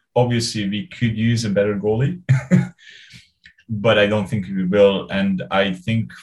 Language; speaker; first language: English; non-native, fluent; Hungarian